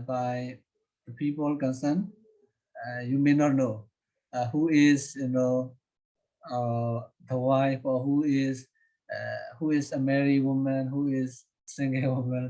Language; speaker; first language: English; non-native, fluent; Burmese